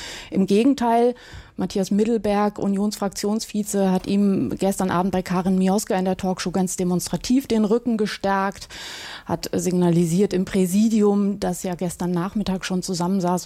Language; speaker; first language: German; native; German